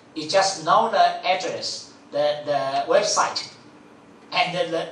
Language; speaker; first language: English; non-native, fluent; Chinese